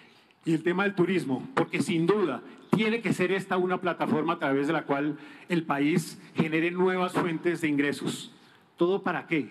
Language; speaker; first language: Spanish; native; Spanish